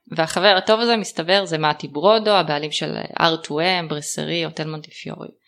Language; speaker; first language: Hebrew; native; Hebrew